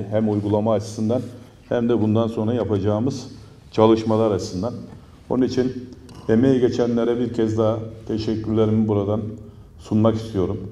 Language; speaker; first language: Turkish; native; Turkish